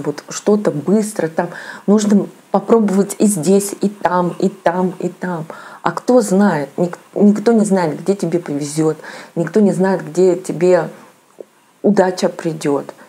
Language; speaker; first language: Russian; native; Russian